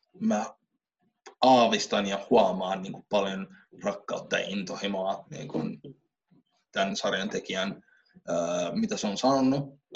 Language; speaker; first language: Finnish; early bilingual, other home language; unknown